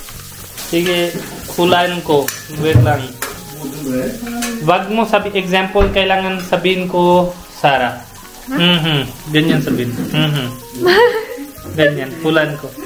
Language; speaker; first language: Filipino; non-native, learner; Punjabi